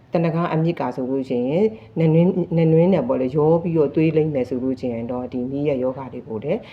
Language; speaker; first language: Burmese; native; Burmese